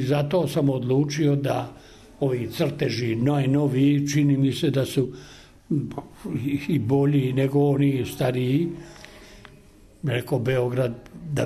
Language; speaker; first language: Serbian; non-native, local second language; Albanian